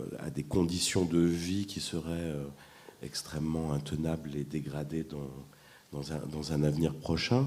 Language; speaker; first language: French; native; French